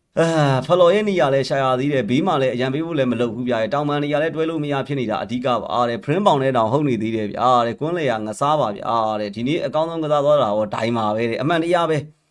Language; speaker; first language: Burmese; native; Burmese